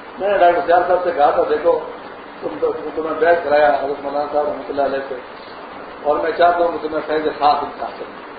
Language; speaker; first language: Urdu; non-native, local second language; Pashto